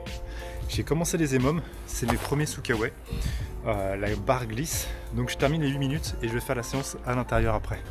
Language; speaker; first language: French; native; French